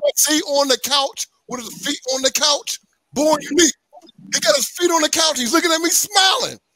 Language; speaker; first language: English; native; English